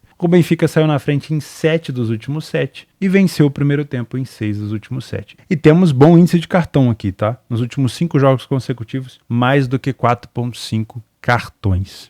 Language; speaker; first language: Portuguese; native; Portuguese